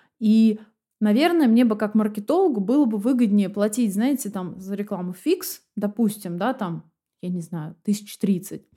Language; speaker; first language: Russian; native; Russian